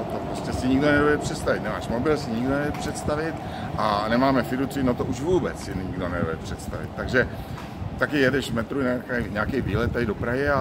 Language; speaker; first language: Czech; native; Czech